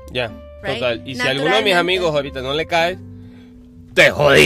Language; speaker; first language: Spanish; native; Spanish